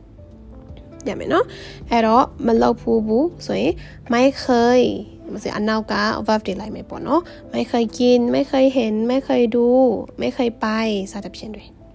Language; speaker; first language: Thai; non-native, fluent; Burmese